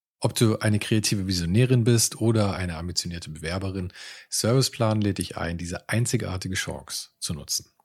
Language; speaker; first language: German; native; German